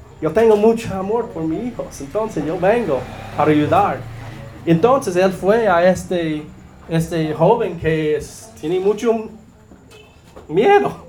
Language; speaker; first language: Spanish; non-native, learner; English